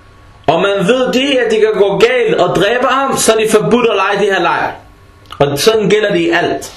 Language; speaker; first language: Danish; non-native, fluent; Arabic